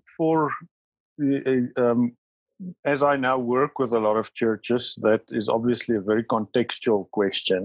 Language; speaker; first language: English; non-native, local second language; Afrikaans